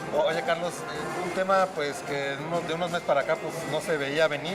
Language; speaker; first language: Spanish; native; Spanish